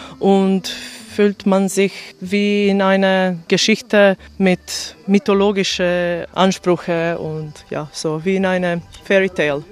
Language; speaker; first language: German; non-native, fluent; Croatian